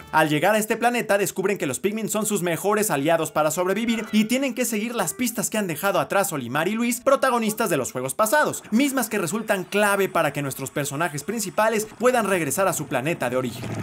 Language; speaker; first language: Spanish; native; Spanish